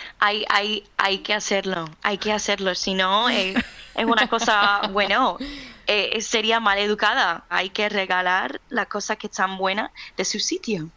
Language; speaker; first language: Spanish; non-native, fluent; English